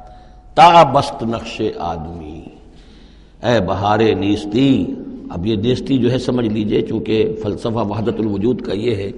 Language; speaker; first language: Urdu; native; Urdu